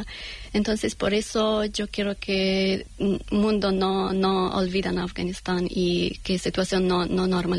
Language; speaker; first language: Spanish; non-native, fluent; Persian